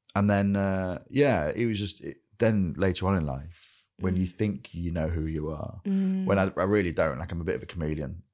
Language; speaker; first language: English; native; English